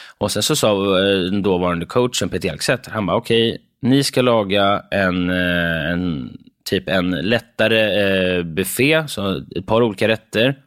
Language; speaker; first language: Swedish; native; Swedish